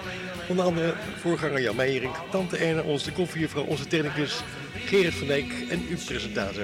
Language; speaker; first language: Dutch; native; Dutch